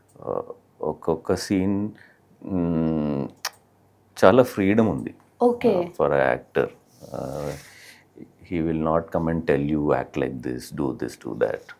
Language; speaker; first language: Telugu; non-native, learner; Malayalam